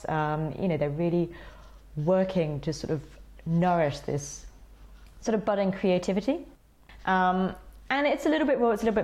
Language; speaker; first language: English; native; English